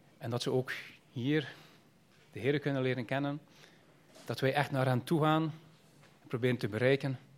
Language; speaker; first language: Dutch; native; Dutch